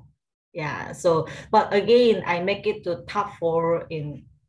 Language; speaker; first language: English; non-native, learner; Korean